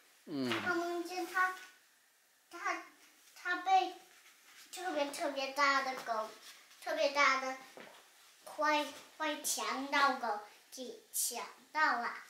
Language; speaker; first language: Chinese; early bilingual, heritage; Chinese